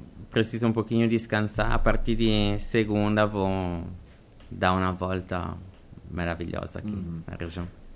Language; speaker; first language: Portuguese; non-native, fluent; Italian